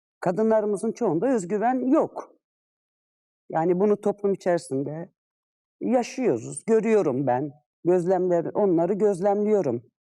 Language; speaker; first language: Turkish; native; Turkish